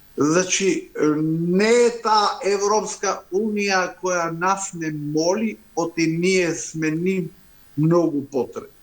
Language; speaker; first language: Macedonian; non-native, local second language; Albanian